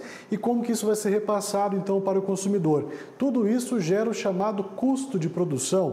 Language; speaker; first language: Portuguese; native; Portuguese